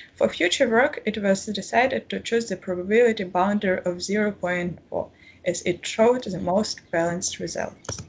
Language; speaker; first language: English; non-native, fluent; Ukrainian